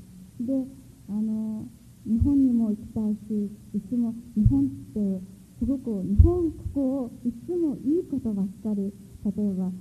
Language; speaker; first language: Japanese; non-native, fluent; Mongolian